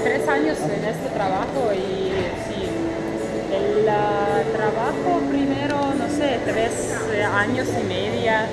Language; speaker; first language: Spanish; non-native, fluent; Russian